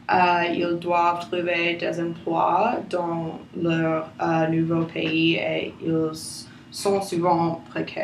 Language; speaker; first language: French; non-native, learner; English